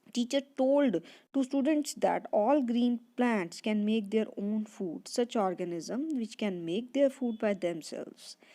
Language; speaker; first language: English; non-native, local second language; Punjabi